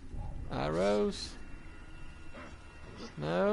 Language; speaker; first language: English; native; English